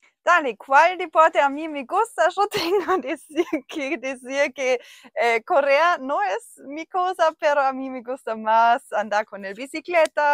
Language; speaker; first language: Spanish; non-native, fluent; German